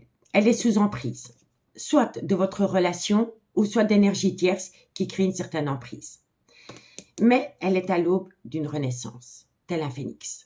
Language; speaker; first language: French; native; French